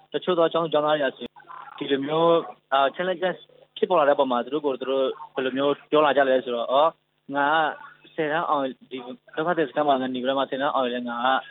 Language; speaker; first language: Burmese; non-native, local second language; S'gaw Karen